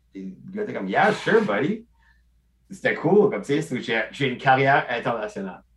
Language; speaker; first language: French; non-native, local second language; English